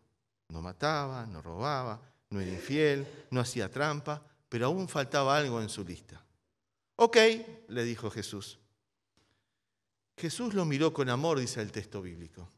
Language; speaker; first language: Spanish; native; Spanish